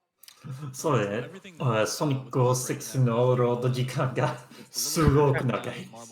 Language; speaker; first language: Japanese; non-native, learner; English